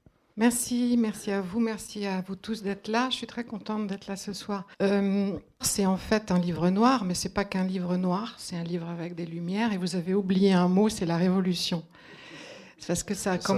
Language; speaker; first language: French; native; French